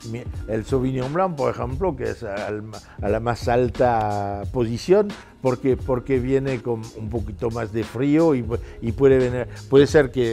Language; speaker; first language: Spanish; non-native, fluent; French